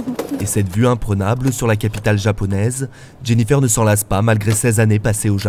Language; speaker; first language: French; native; French